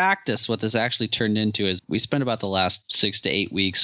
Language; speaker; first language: English; native; English